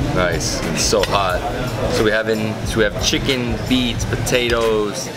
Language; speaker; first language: English; native; English